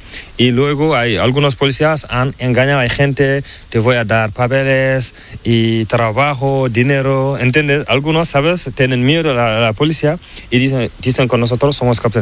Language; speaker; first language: Spanish; non-native, learner; Fula